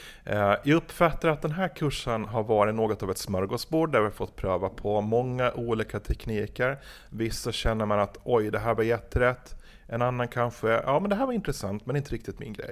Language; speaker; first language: Swedish; native; Swedish